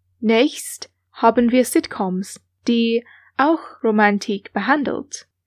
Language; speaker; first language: German; non-native, learner; English